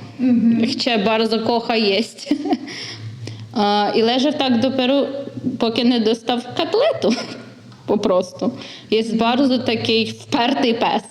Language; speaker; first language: Polish; non-native, learner; Ukrainian